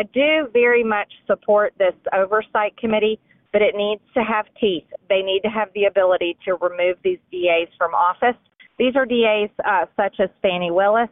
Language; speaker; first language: English; native; English